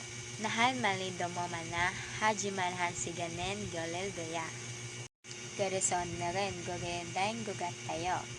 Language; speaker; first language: Korean; non-native, learner; Filipino